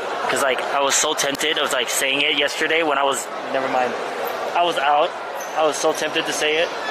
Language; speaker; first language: English; early bilingual, other home language; Chinese